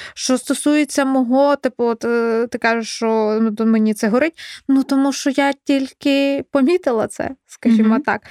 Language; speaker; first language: Ukrainian; non-native, local second language; Russian